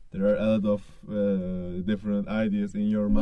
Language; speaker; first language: English; non-native, learner; Lithuanian